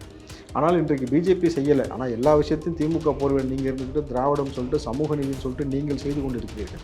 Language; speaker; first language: Tamil; native; Tamil